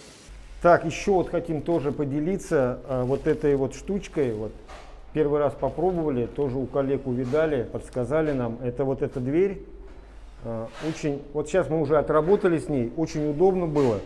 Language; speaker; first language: Russian; native; Russian